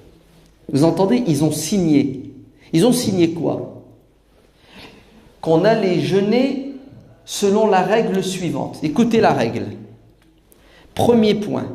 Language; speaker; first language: French; native; French